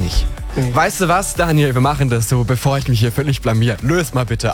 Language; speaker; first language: German; native; German